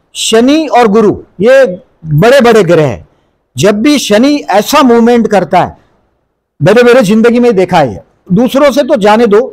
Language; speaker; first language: Hindi; non-native, local second language; Gujarati